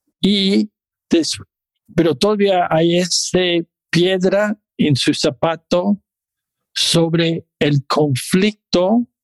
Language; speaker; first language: Spanish; non-native, fluent; English